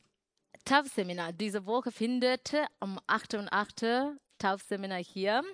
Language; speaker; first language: German; non-native, learner; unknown